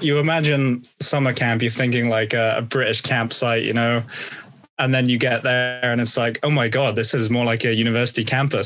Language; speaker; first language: English; native; English